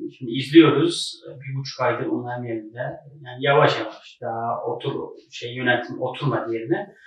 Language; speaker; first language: Turkish; non-native, fluent; Uzbek